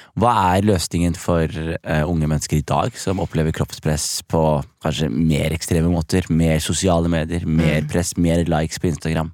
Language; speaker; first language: Norwegian; early bilingual, other home language; Somali